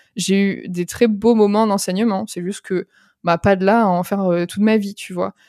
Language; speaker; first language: French; native; French